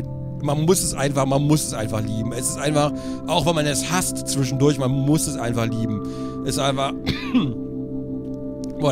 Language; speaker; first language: German; native; German